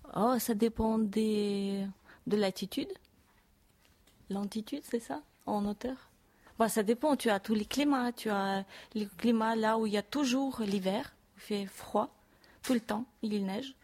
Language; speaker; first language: French; non-native, fluent; Russian